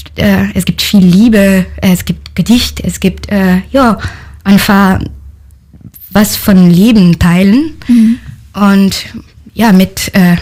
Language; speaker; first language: German; non-native, learner; French